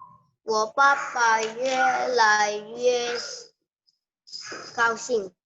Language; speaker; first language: Chinese; non-native, learner; Indonesian